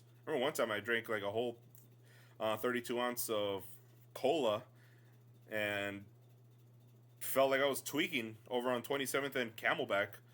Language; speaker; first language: English; native; English